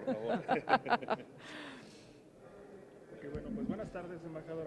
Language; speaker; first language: Spanish; native; Spanish